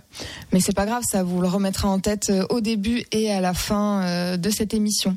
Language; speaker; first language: French; native; French